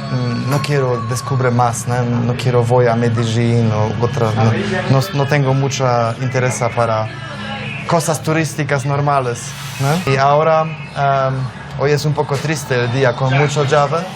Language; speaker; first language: Spanish; non-native, learner; Polish